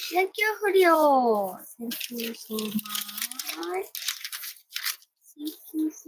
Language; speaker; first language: English; non-native, learner; Japanese